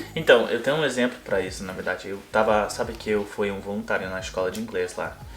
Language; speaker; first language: Portuguese; non-native, fluent; English